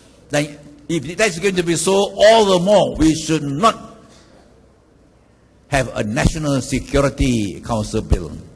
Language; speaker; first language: English; non-native, local second language; Chinese